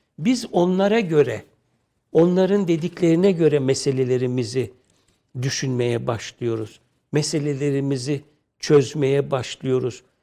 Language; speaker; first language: Turkish; native; Turkish